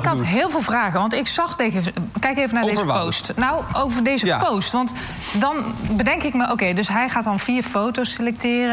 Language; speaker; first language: Dutch; native; Dutch